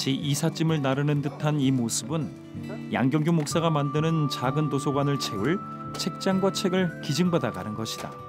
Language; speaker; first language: Korean; native; Korean